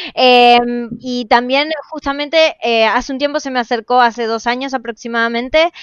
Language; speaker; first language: Spanish; native; Spanish